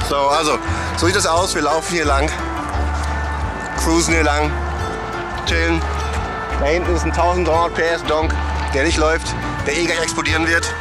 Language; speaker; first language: German; native; German